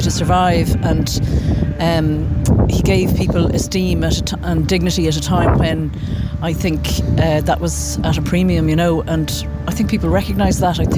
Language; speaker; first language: English; native; English